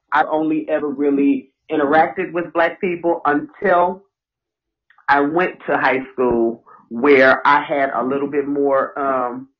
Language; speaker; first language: English; native; English